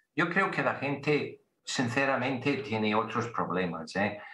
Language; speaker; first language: Spanish; non-native, fluent; English